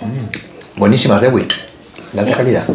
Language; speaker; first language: Spanish; native; Spanish